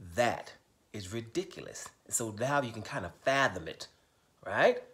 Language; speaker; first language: English; native; English